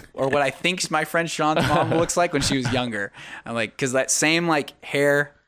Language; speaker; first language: English; native; English